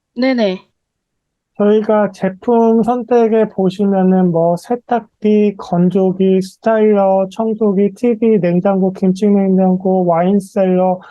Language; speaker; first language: Korean; native; Korean